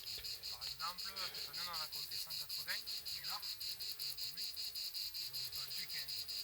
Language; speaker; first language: French; native; French